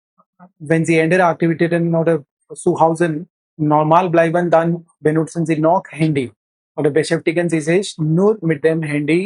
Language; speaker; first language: German; non-native, fluent; Hindi